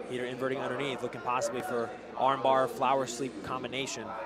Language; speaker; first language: English; native; English